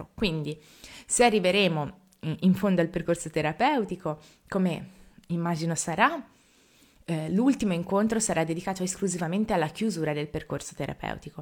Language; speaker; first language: Italian; native; Italian